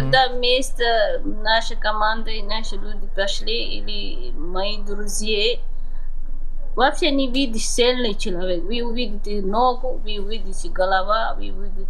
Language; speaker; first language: Russian; non-native, learner; Somali